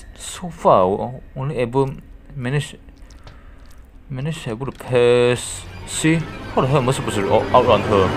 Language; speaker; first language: English; non-native, fluent; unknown